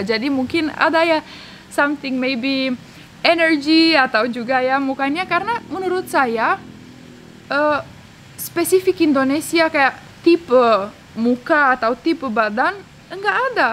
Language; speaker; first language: Indonesian; non-native, fluent; Romanian